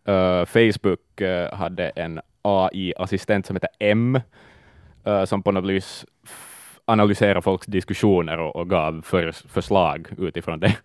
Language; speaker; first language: Swedish; native; Swedish